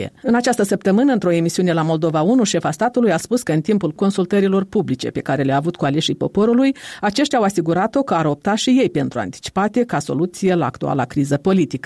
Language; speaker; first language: Romanian; native; Romanian